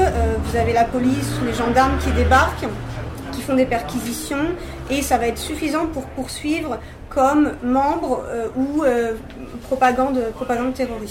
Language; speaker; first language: French; native; French